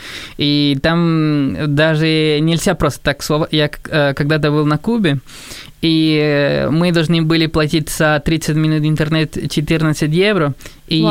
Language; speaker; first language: Russian; non-native, fluent; Spanish